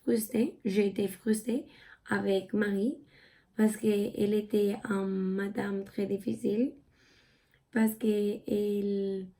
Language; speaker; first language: French; non-native, learner; Spanish